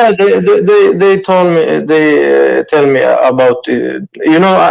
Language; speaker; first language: English; non-native, learner; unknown